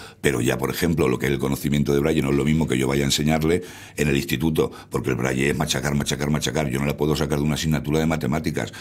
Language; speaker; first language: Spanish; native; Spanish